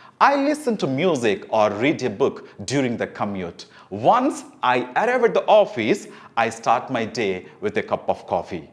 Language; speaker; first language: English; non-native, local second language; Telugu